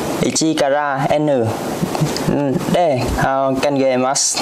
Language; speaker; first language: Japanese; non-native, learner; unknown